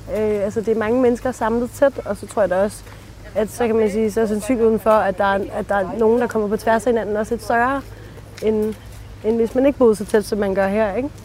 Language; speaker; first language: Danish; early bilingual, other home language; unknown